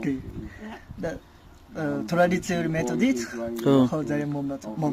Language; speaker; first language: Georgian; non-native, learner; Japanese